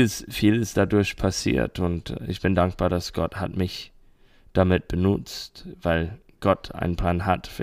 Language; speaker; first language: German; non-native, learner; English